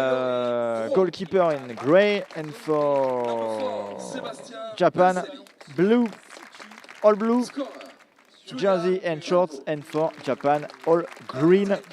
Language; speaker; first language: English; non-native, learner; French